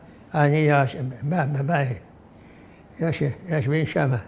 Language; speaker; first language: Hebrew; non-native, fluent; Arabic